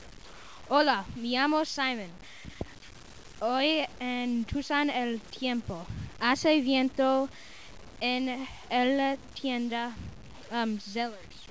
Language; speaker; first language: Spanish; non-native, learner; English